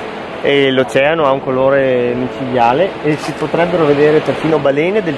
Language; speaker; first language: Italian; native; Italian